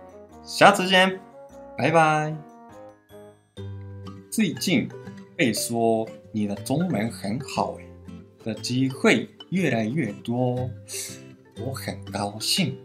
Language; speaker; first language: Chinese; non-native, fluent; Japanese